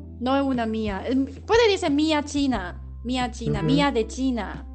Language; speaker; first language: Spanish; non-native, learner; Chinese